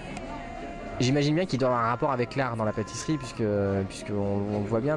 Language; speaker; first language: French; native; French